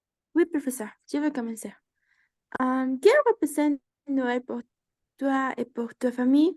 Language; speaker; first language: French; non-native, learner; Spanish